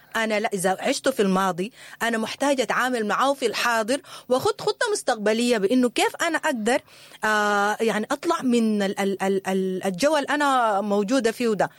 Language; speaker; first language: Arabic; native; Arabic